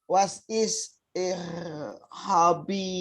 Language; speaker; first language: English; non-native, learner; Indonesian